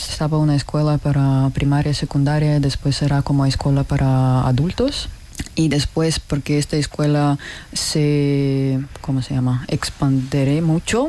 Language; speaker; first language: Spanish; non-native, learner; Russian